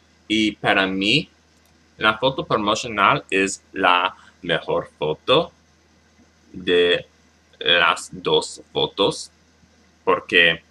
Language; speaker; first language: Spanish; non-native, learner; English